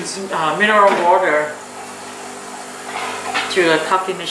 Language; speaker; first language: English; non-native, learner; Thai